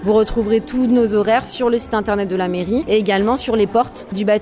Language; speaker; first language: French; native; French